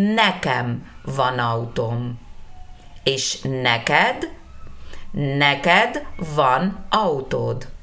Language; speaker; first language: Hungarian; non-native, fluent; Spanish